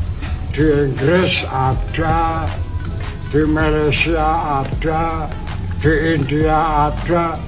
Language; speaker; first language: Indonesian; non-native, local second language; Javanese